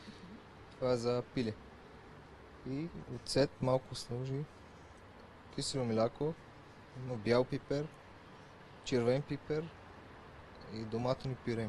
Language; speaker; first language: Bulgarian; non-native, learner; Arabic